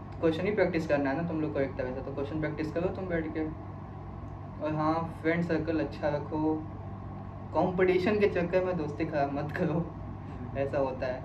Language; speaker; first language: Hindi; native; Hindi